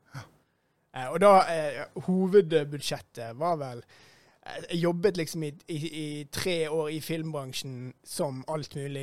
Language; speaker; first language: Norwegian; native; Norwegian